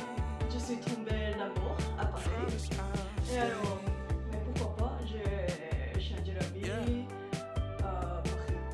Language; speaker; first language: French; non-native, learner; Japanese